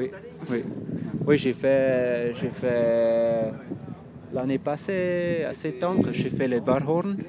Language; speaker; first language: French; non-native, local second language; German